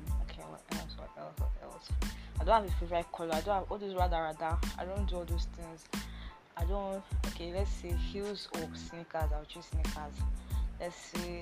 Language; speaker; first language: English; non-native, local second language; Ibibio